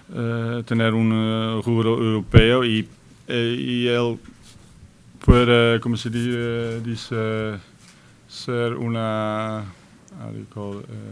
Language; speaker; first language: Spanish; non-native, fluent; Dutch